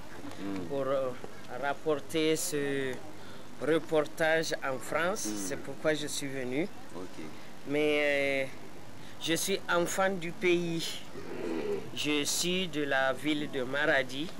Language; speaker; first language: French; non-native, local second language; Hausa